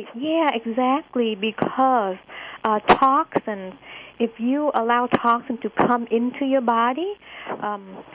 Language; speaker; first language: English; early bilingual, other home language; Vietnamese